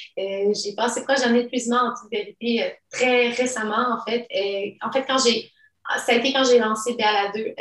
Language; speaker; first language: French; early bilingual, other home language; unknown